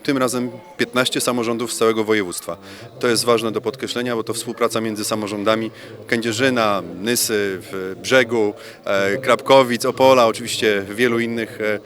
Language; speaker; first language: Polish; native; Polish